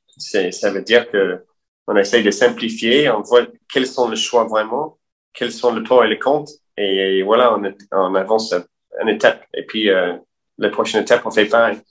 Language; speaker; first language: French; non-native, fluent; English